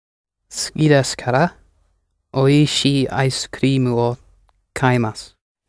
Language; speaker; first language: Japanese; non-native, learner; English